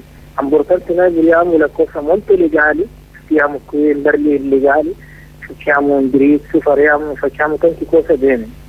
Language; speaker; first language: Italian; non-native, learner; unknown